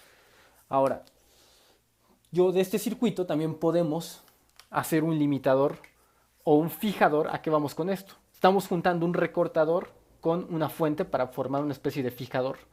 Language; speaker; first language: Spanish; native; Spanish